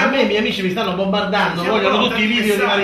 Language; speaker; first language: Italian; native; Italian